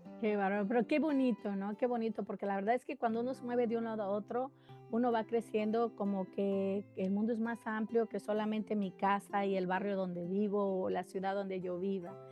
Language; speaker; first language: Spanish; native; Spanish